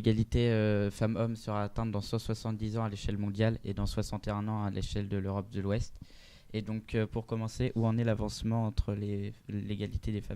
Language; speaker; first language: French; native; French